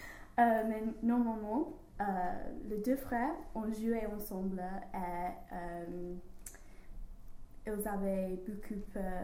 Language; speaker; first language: French; non-native, learner; English